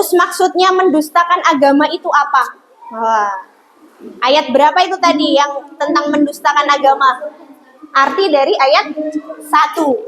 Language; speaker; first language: Indonesian; native; Indonesian